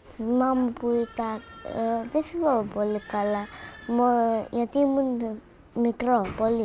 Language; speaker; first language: Greek; early bilingual, other home language; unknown